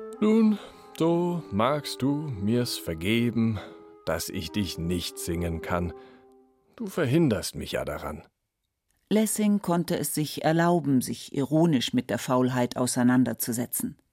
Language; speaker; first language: German; native; German